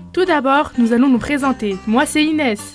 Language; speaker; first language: French; native; French